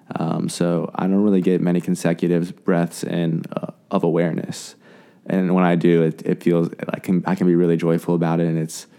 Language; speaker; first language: English; native; English